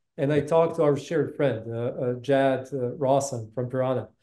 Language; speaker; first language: English; non-native, fluent; Bosnian